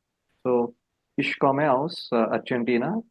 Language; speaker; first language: German; non-native, learner; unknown